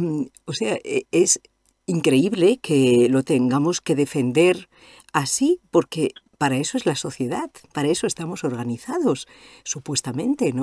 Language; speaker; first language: Spanish; native; Spanish